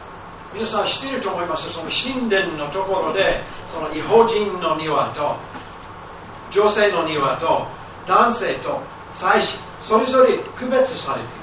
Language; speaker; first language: Japanese; non-native, fluent; English